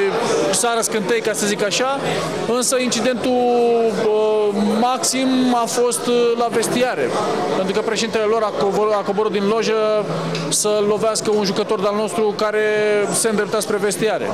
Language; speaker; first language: Romanian; native; Romanian